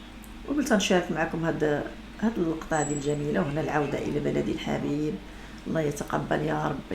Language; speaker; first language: Arabic; native; Arabic